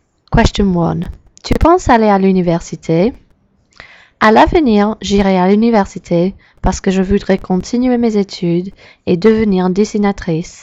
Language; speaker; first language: French; non-native, learner; English